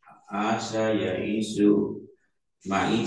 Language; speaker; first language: Arabic; non-native, learner; Indonesian